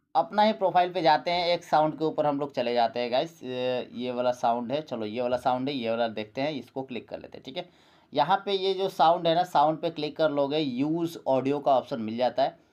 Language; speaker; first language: Hindi; native; Hindi